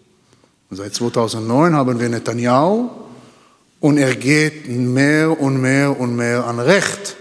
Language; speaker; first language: German; non-native, learner; Hebrew